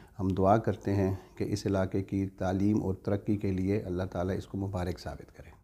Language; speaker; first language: Urdu; non-native, local second language; Pashto